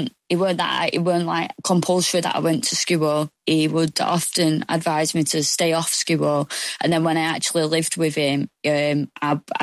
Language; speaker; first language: English; native; English